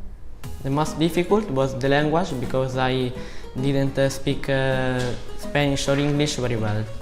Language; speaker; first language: English; non-native, learner; Italian